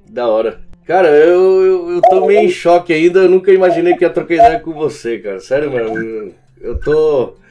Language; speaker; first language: Portuguese; early bilingual, other home language; Spanish